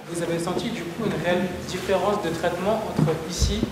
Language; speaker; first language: French; native; French